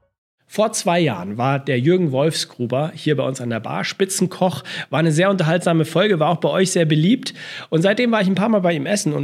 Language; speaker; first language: German; native; German